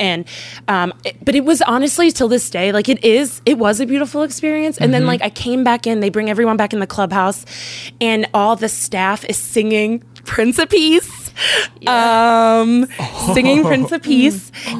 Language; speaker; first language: English; native; English